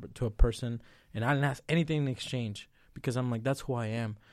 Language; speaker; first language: English; early bilingual, other home language; Spanish